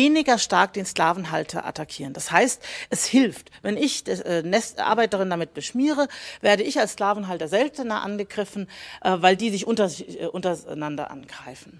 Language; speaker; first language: German; native; German